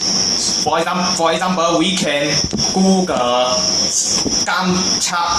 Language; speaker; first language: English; non-native, learner; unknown